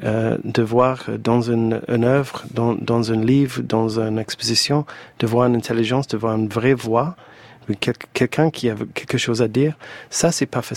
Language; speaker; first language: French; non-native, fluent; English